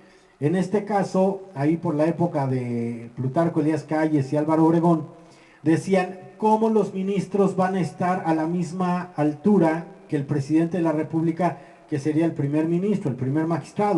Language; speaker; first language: Spanish; native; Spanish